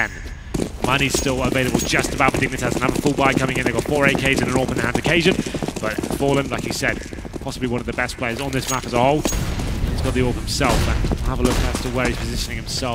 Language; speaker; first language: English; native; English